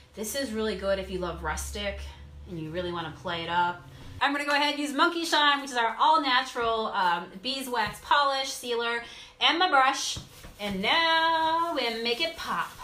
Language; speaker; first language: English; native; English